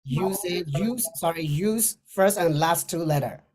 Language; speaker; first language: English; non-native, fluent; Burmese